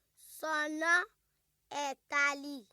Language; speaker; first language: French; non-native, local second language; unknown